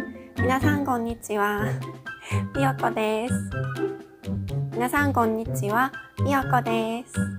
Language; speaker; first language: Japanese; non-native, fluent; Korean